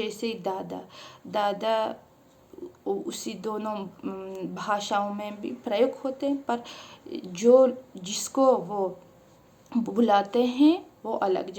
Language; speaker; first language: Hindi; non-native, fluent; Uzbek